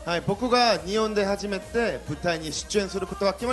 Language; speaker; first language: Japanese; non-native, learner; Korean